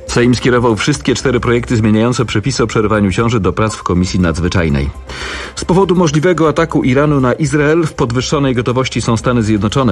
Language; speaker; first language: Polish; native; Polish